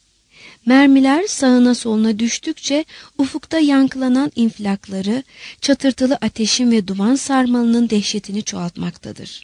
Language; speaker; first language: Turkish; native; Turkish